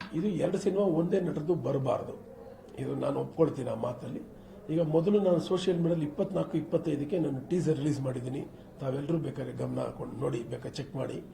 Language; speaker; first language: Kannada; native; Kannada